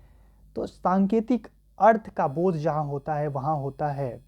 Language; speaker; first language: Hindi; native; Hindi